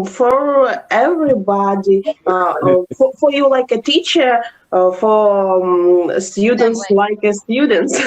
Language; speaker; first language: English; non-native, learner; Ukrainian